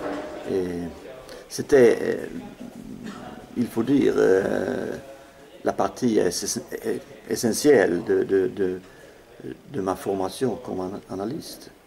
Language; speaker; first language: French; non-native, fluent; Swedish